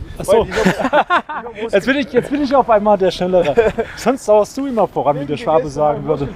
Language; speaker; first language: German; native; German